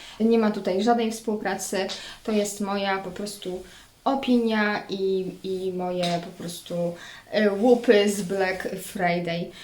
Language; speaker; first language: Polish; native; Polish